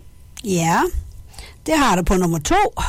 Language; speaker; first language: Danish; native; Danish